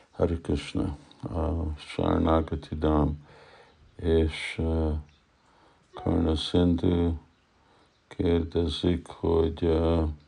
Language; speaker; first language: Hungarian; early bilingual, heritage; Hungarian